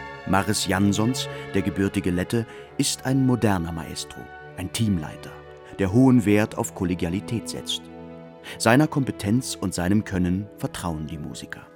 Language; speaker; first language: German; native; German